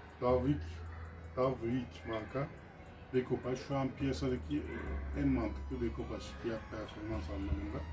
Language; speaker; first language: Turkish; native; Turkish